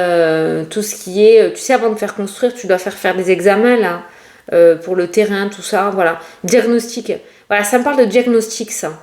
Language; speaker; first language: French; native; French